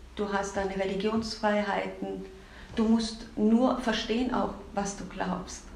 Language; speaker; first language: German; early bilingual, other home language; Turkish